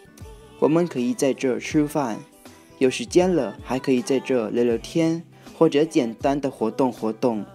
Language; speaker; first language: Chinese; non-native, learner; Thai